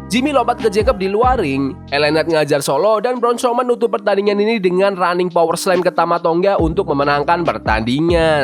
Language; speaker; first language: Indonesian; native; Indonesian